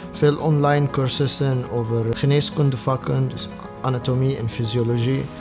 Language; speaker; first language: Dutch; non-native, fluent; Arabic